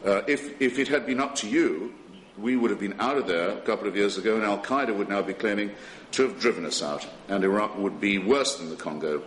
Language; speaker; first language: English; native; English